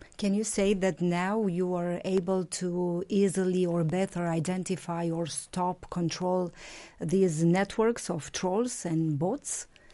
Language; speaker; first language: English; non-native, fluent; Romanian